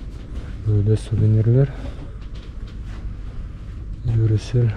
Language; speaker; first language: Turkish; non-native, learner; Bashkir